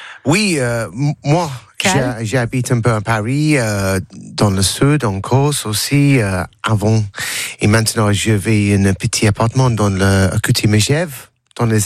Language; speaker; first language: French; non-native, learner; English